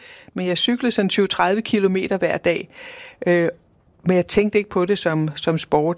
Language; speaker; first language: Danish; native; Danish